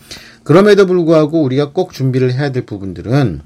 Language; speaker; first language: Korean; native; Korean